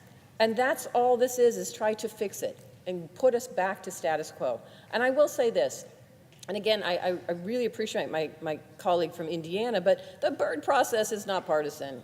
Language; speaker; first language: English; native; English